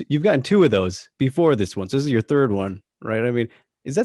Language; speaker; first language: English; native; English